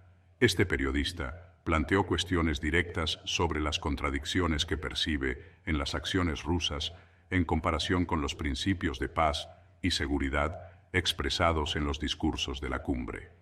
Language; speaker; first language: Spanish; native; Spanish